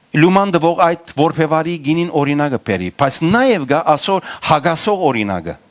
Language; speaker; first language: Armenian; early bilingual, heritage; Armenian